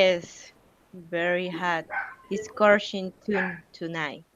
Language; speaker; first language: English; non-native, learner; Spanish